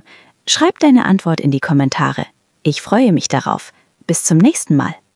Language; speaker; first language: German; non-native, fluent; Turkish